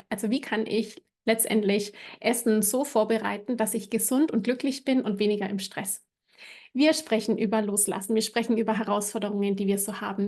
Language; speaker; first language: German; native; German